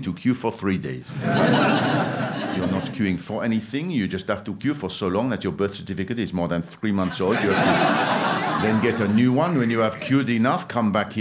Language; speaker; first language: English; native; English